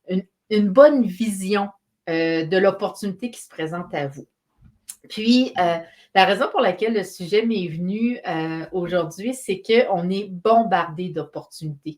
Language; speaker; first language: French; native; French